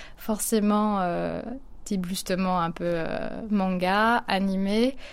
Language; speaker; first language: French; native; French